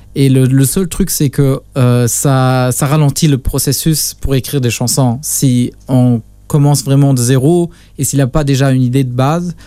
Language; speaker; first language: French; non-native, local second language; Luxembourgish